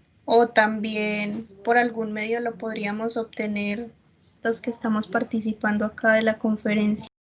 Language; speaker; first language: Spanish; native; Spanish